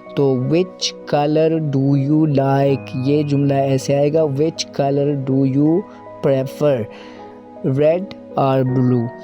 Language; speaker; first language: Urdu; non-native, local second language; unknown